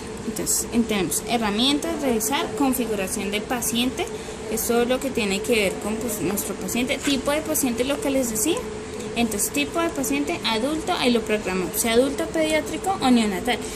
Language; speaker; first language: Spanish; native; Spanish